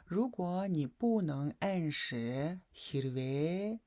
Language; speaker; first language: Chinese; non-native, fluent; Mongolian